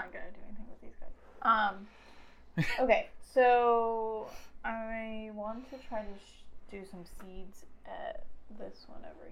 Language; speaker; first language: English; native; English